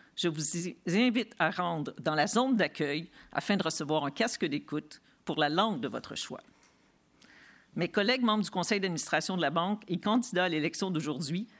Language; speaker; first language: French; native; French